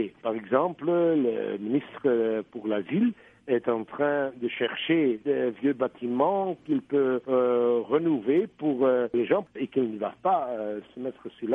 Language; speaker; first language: French; non-native, local second language; Dutch